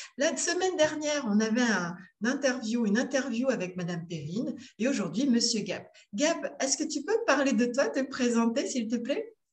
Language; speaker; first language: French; native; French